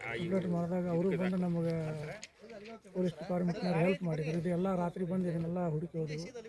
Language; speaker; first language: Kannada; native; Kannada